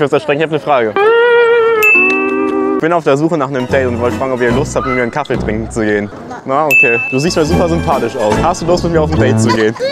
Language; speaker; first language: German; native; German